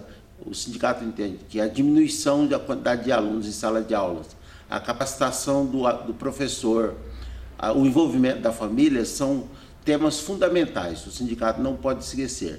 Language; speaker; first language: Portuguese; native; Portuguese